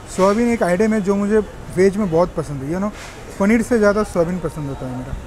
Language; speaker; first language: Hindi; non-native, local second language; Bangla